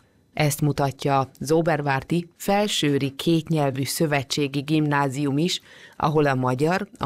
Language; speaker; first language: Hungarian; native; Hungarian